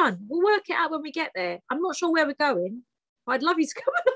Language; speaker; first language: English; early bilingual, other home language; Greek